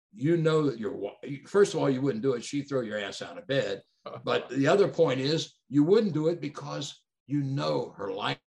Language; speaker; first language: English; native; English